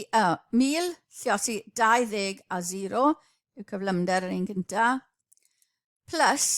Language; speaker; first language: Welsh; native; Welsh